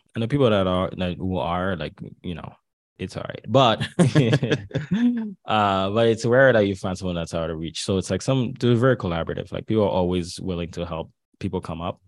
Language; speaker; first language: English; early bilingual, other home language; Haitian Creole